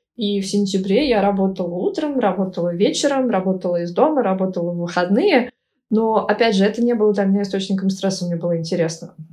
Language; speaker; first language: Russian; native; Russian